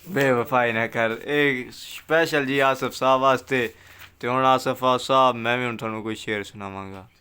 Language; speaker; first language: Urdu; non-native, local second language; Punjabi